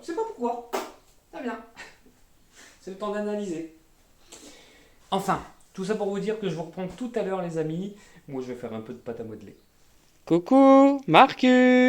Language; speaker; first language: French; native; French